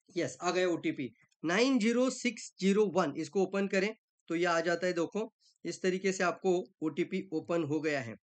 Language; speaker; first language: Hindi; non-native, local second language; Marathi